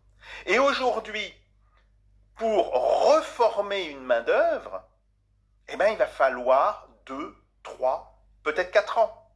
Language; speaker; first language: French; native; French